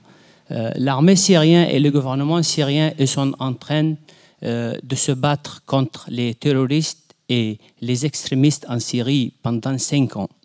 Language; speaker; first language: French; non-native, fluent; Arabic